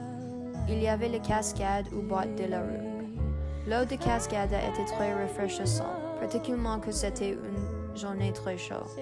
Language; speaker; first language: French; non-native, learner; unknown